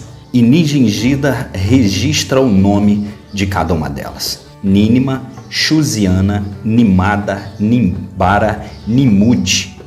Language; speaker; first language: Portuguese; native; Portuguese